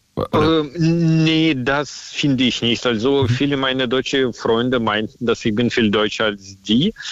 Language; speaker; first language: German; non-native, fluent; Russian